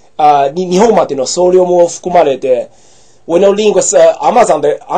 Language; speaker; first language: Japanese; non-native, fluent; English